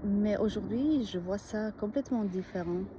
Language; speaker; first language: French; non-native, fluent; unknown